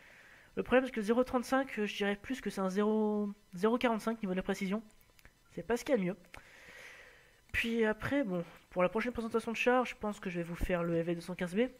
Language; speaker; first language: French; native; French